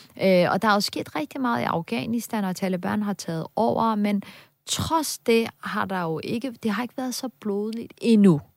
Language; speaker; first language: Danish; early bilingual, other home language; Turkish